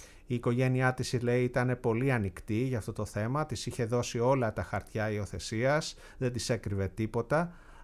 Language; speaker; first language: Greek; native; Greek